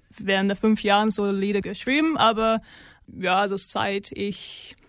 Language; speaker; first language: German; non-native, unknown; English